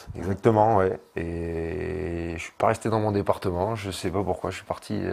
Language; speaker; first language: French; native; French